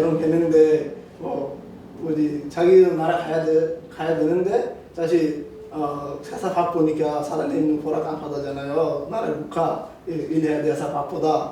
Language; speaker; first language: Korean; non-native, learner; Bangla